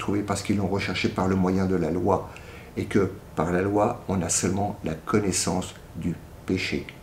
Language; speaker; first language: French; native; French